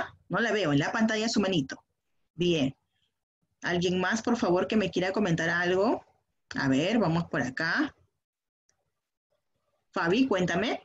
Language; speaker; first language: Spanish; native; Spanish